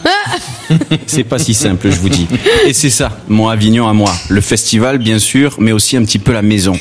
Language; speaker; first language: French; native; French